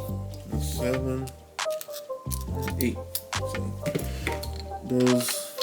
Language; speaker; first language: English; native; English